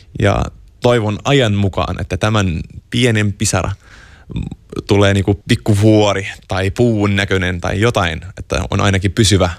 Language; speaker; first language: Finnish; non-native, fluent; Arabic